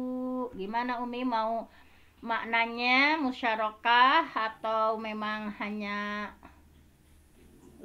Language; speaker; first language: Indonesian; native; Indonesian